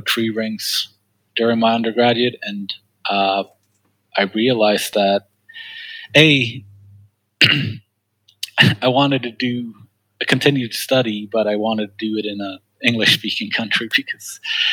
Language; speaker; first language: English; non-native, fluent; Swedish